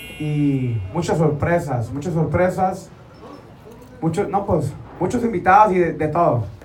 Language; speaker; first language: Spanish; early bilingual, heritage; Spanish